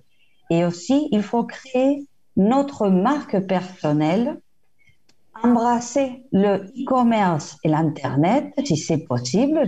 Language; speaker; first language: French; non-native, fluent; Spanish